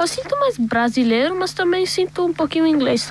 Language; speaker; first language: Portuguese; early bilingual, heritage; Portuguese